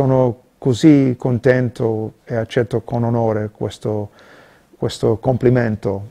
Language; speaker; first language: Italian; early bilingual, heritage; Italian